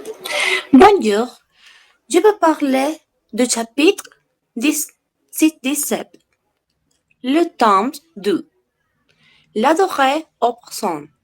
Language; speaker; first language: French; non-native, learner; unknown